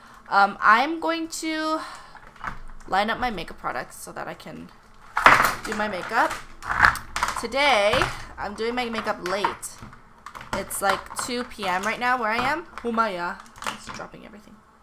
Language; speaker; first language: English; early bilingual, other home language; Korean